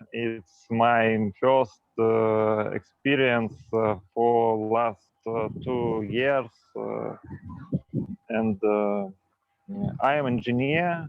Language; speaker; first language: English; non-native, local second language; Russian